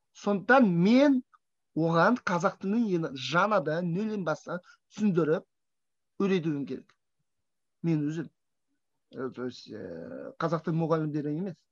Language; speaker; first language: Kazakh; non-native, fluent; Russian